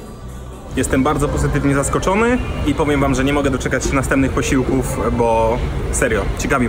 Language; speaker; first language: Polish; native; Polish